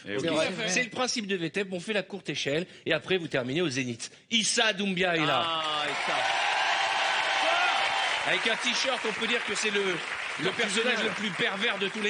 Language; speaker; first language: French; native; French